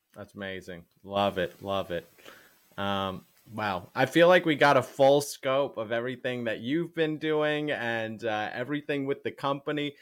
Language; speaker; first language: English; native; English